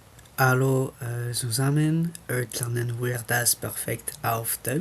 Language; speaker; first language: German; non-native, fluent; French